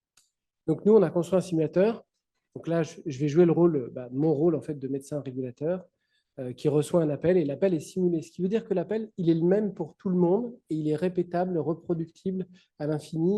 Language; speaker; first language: French; native; French